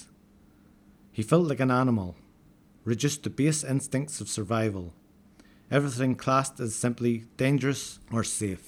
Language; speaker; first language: English; native; English